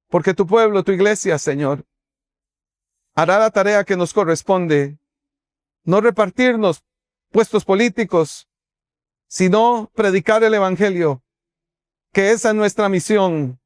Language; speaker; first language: Spanish; native; Spanish